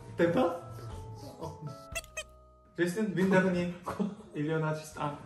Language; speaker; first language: French; non-native, learner; Korean